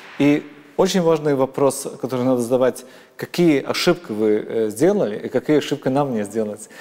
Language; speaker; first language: Russian; non-native, local second language; Latvian